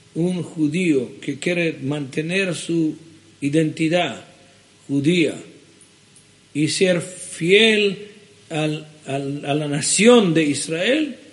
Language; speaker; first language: Spanish; early bilingual, heritage; Spanish